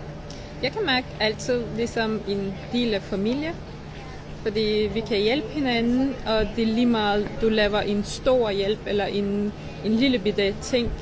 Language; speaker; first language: Danish; non-native, fluent; Turkish